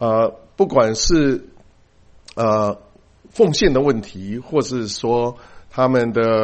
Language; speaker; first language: Chinese; native; Chinese